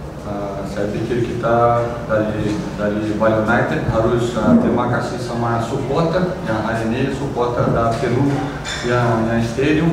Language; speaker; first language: Indonesian; non-native, learner; Portuguese